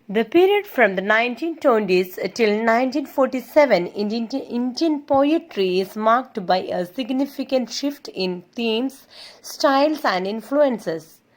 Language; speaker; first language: English; non-native, local second language; Malayalam